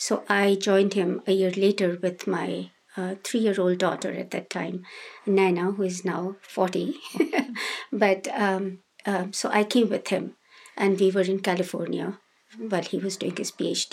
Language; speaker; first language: English; non-native, local second language; Hindi